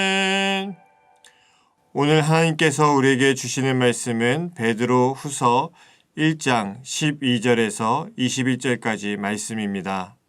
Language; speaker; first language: Korean; native; Korean